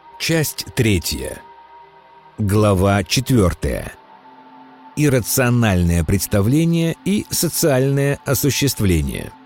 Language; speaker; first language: Russian; native; Russian